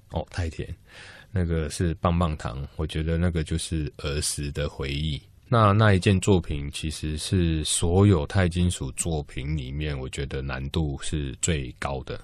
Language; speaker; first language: Chinese; native; Chinese